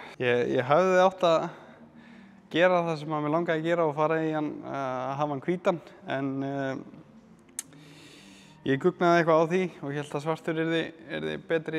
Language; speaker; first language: Icelandic; native; Icelandic